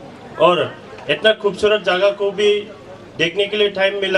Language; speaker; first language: Hindi; non-native, local second language; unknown